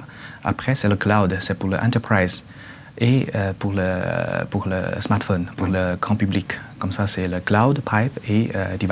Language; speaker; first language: French; non-native, learner; Chinese